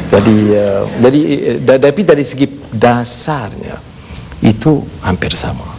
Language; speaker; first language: Malay; native; Malay